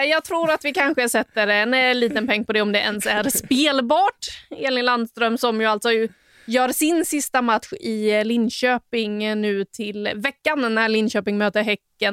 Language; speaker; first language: Swedish; native; Swedish